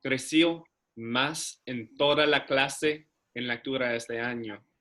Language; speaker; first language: Spanish; non-native, learner; English